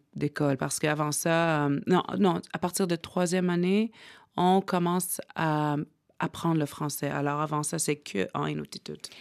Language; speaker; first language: French; non-native, local second language; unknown